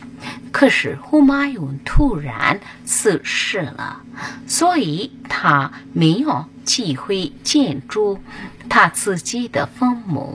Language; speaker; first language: Chinese; non-native, learner; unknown